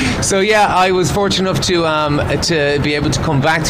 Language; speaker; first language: English; native; English